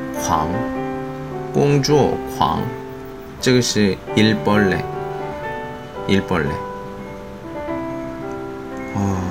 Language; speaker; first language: Chinese; non-native, learner; Korean